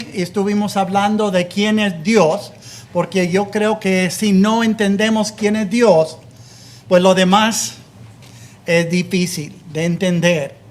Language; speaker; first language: Spanish; non-native, fluent; English